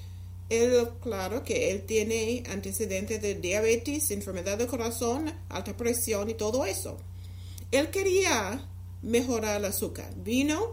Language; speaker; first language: Spanish; non-native, fluent; English